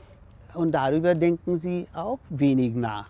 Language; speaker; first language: German; non-native, fluent; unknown